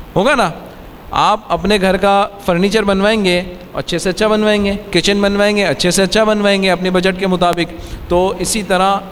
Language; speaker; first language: Urdu; native; Urdu